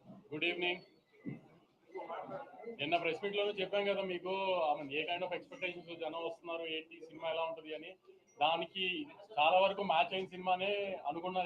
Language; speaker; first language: Telugu; native; Telugu